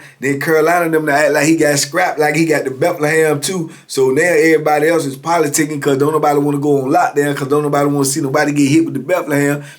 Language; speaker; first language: English; native; English